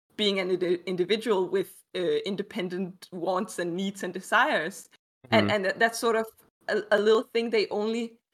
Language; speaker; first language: English; non-native, fluent; Danish